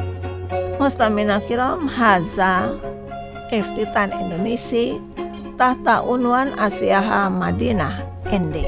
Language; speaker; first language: Arabic; non-native, fluent; Indonesian